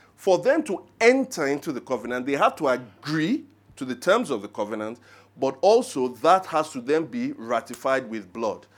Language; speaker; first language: English; non-native, local second language; Yoruba